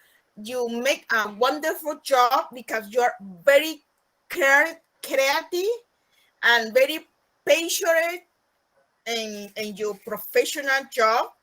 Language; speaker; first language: English; non-native, learner; Spanish